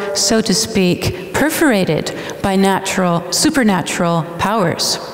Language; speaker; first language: English; native; English